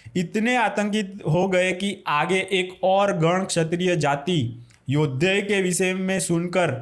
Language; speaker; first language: Hindi; non-native, local second language; Gujarati